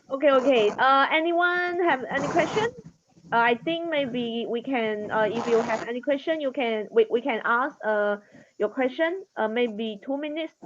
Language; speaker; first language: English; non-native, learner; Chinese